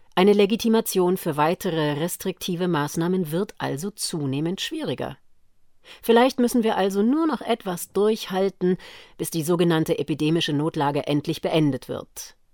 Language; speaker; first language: German; native; German